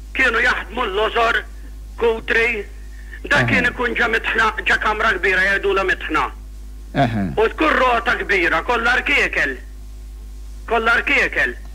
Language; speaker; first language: Maltese; native; Maltese